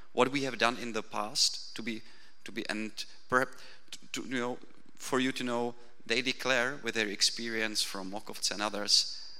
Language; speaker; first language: English; non-native, fluent; Czech